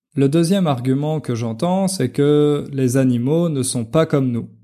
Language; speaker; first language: French; native; French